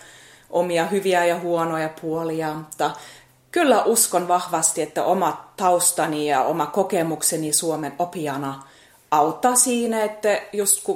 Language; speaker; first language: Finnish; non-native, fluent; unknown